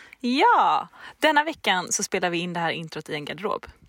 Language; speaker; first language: Swedish; native; Swedish